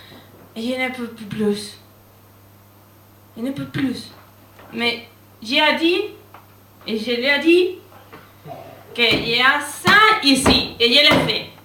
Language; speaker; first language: French; non-native, learner; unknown